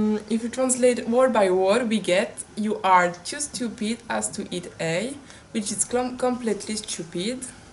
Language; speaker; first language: English; non-native, learner; French